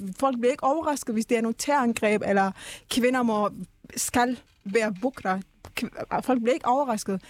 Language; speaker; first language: Danish; early bilingual, other home language; Persian